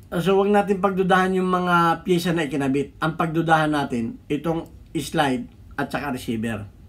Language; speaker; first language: Filipino; native; Filipino